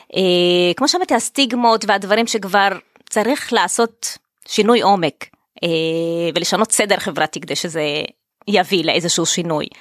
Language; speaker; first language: Hebrew; non-native, local second language; Arabic